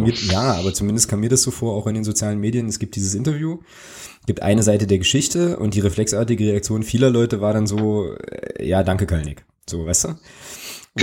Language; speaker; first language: German; native; German